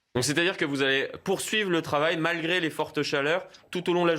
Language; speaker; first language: French; native; French